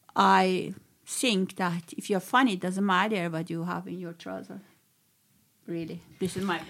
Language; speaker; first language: English; non-native, fluent; Swedish